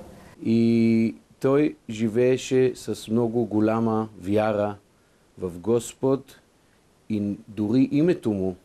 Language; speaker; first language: Bulgarian; non-native, fluent; Hebrew